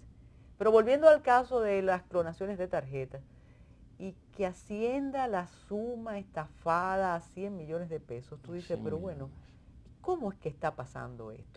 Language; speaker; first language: Spanish; native; Spanish